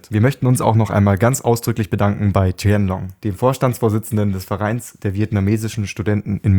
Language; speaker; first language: German; native; German